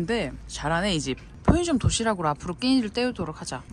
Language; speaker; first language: Korean; native; Korean